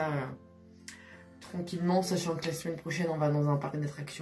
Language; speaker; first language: French; native; French